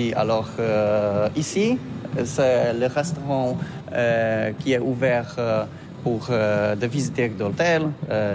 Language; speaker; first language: French; non-native, learner; Polish